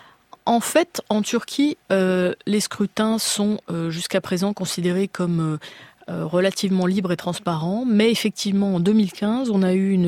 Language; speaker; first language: French; native; French